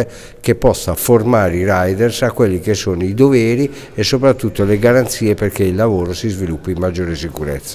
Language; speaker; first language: Italian; native; Italian